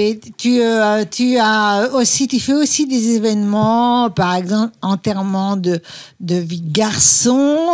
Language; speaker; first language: French; native; French